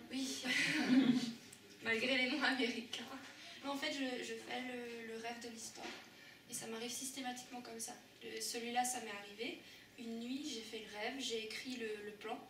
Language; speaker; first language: French; native; French